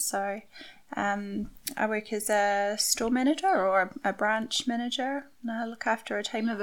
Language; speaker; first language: English; native; English